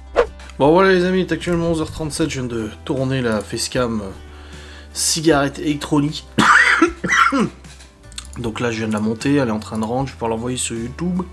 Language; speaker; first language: French; native; French